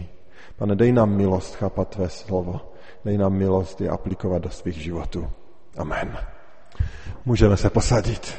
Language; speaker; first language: Czech; native; Czech